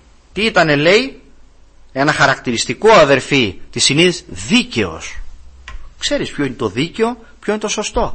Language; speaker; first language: Greek; native; Greek